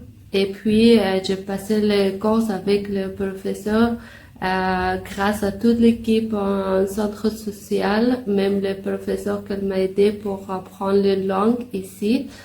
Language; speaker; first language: French; non-native, learner; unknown